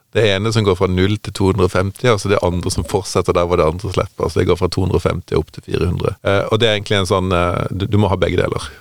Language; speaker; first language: Norwegian; native; Norwegian